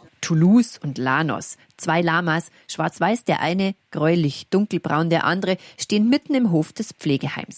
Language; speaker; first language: German; native; German